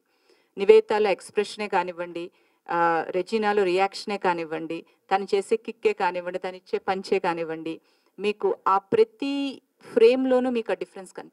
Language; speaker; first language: Telugu; native; Telugu